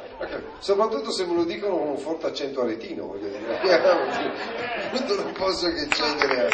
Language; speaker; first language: Italian; native; Italian